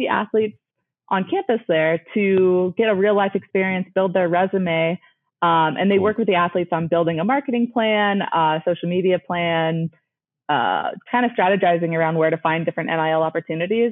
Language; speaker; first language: English; native; English